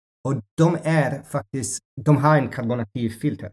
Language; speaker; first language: Swedish; non-native, learner; English